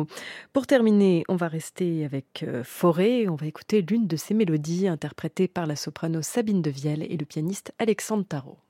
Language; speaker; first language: French; native; French